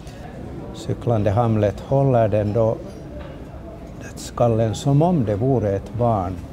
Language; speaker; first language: Swedish; native; Swedish